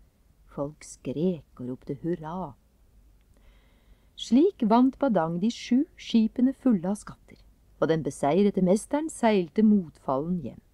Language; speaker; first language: Norwegian; native; Norwegian